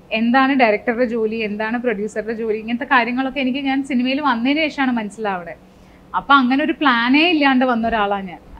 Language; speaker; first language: Malayalam; native; Malayalam